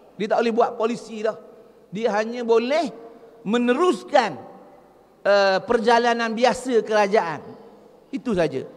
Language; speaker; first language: Malay; native; Malay